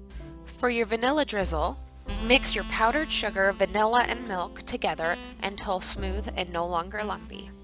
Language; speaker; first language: English; native; English